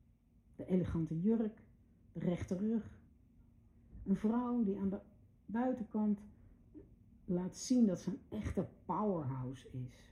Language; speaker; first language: Dutch; native; Dutch